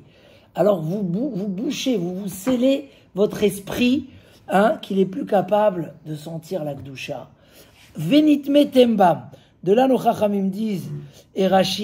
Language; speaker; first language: French; native; French